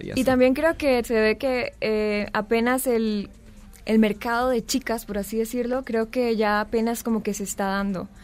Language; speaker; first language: Spanish; native; Spanish